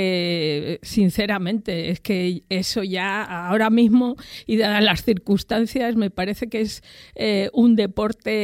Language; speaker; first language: Spanish; native; Spanish